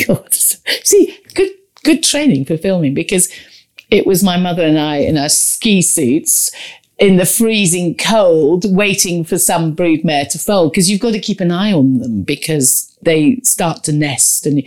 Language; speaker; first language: English; native; English